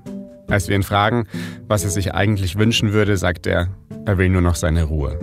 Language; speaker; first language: German; native; German